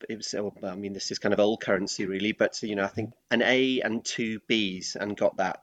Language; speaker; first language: English; native; English